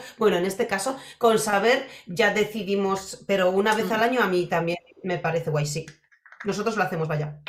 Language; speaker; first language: Spanish; non-native, fluent; Polish